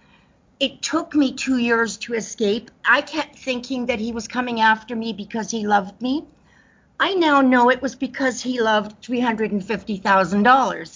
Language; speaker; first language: English; native; English